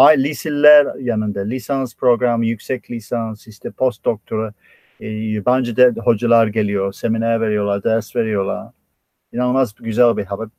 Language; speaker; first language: Turkish; non-native, fluent; English